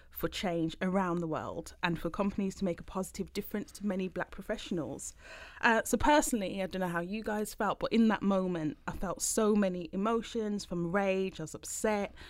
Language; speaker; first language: English; native; English